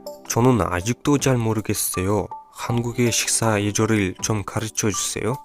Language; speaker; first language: Korean; non-native, fluent; Kyrgyz